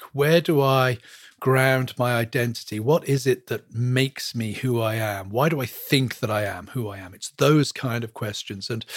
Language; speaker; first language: English; native; English